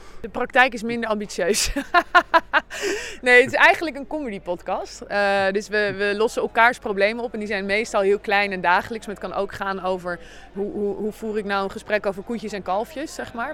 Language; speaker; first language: Dutch; native; Dutch